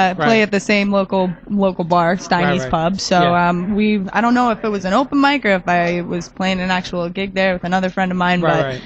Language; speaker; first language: English; native; English